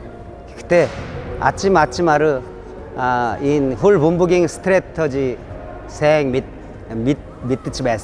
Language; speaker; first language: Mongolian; non-native, learner; Korean